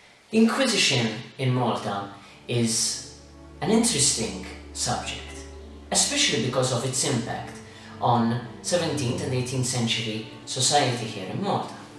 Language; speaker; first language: English; non-native, local second language; Maltese